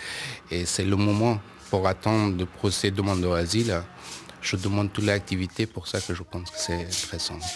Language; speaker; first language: French; non-native, learner; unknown